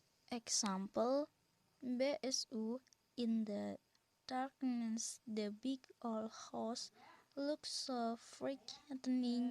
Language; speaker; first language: English; non-native, learner; Indonesian